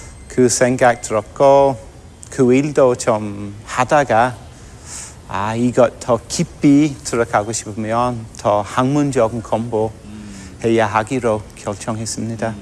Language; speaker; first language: Korean; non-native, fluent; English